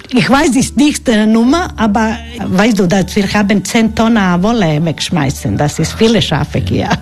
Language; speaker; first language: German; non-native, learner; Croatian